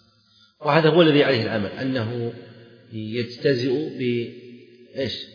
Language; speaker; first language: Arabic; native; Arabic